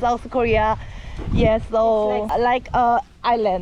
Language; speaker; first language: English; non-native, learner; Korean